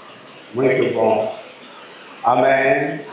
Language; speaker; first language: Portuguese; non-native, learner; Lingala